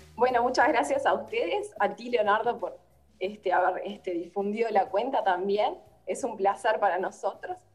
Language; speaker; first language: Spanish; native; Spanish